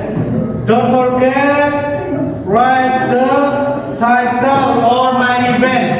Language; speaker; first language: English; non-native, fluent; Indonesian